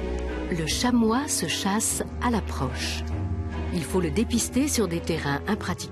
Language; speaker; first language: French; native; French